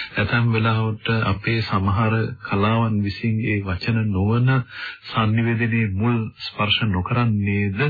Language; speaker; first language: Sinhala; native; Sinhala